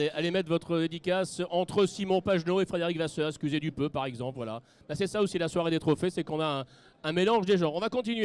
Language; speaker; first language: French; native; French